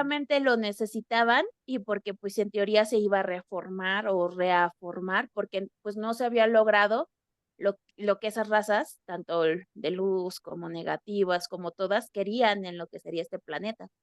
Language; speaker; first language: Spanish; native; Spanish